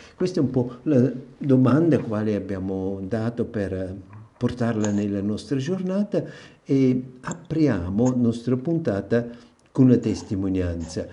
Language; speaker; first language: Italian; non-native, fluent; German